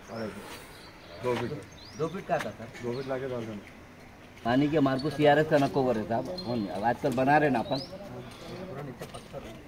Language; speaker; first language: Hindi; non-native, local second language; Urdu